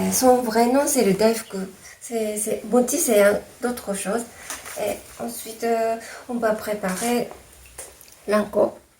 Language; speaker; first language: French; non-native, fluent; Japanese